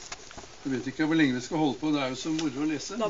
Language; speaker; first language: Norwegian; native; Norwegian